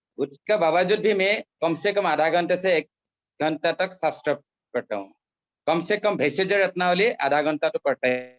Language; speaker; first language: Hindi; non-native, local second language; Assamese